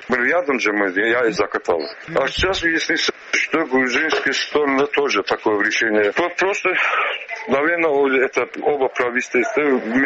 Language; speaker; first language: Russian; non-native, learner; Azerbaijani